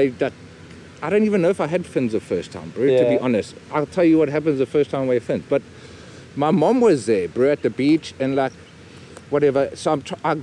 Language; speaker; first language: English; native; English